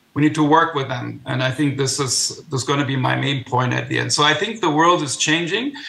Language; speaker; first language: English; non-native, fluent; German